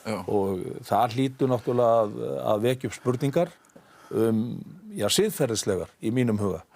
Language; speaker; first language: Icelandic; native; Icelandic